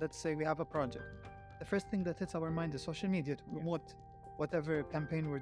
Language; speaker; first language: English; non-native, fluent; Arabic